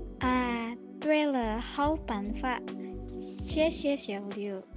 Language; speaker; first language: Chinese; non-native, learner; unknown